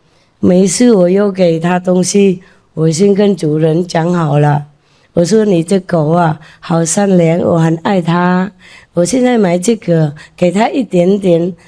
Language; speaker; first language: Chinese; non-native, fluent; Vietnamese